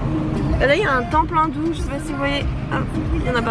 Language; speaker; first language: French; native; French